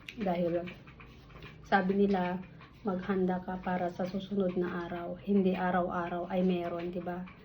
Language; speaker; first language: Filipino; non-native, local second language; Iloko